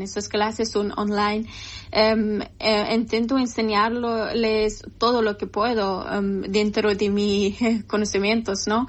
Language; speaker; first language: Spanish; non-native, learner; Persian